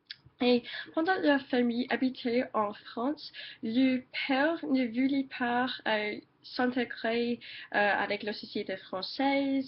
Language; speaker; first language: French; non-native, learner; English